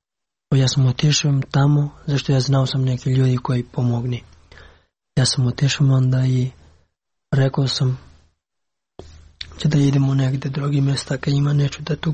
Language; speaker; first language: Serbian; non-native, learner; Pashto